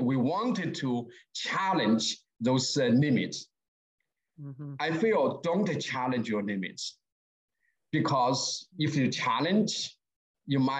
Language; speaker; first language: English; non-native, learner; Chinese